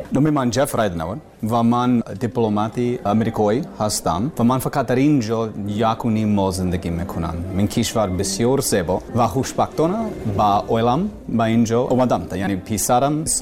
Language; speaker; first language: Persian; non-native, learner; English